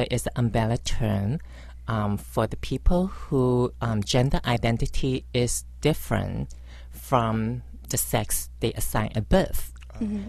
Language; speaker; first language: English; non-native, local second language; Cantonese